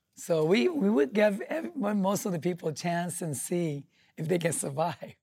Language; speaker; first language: English; non-native, fluent; Japanese